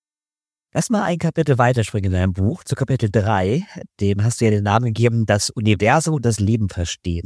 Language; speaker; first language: German; native; German